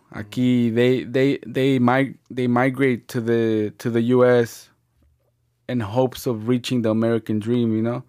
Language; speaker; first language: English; early bilingual, other home language; Spanish